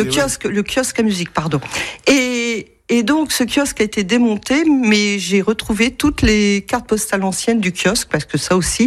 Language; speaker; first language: French; native; French